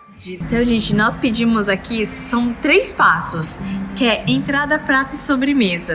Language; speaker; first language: Portuguese; native; Portuguese